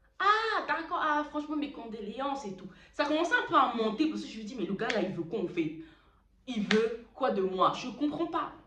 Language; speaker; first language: French; early bilingual, other home language; Lingala